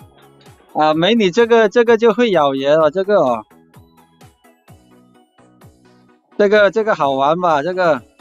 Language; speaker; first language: Chinese; native; Chinese